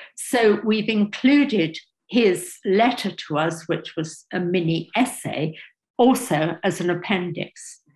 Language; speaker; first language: English; native; English